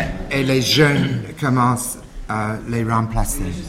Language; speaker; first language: French; non-native, fluent; English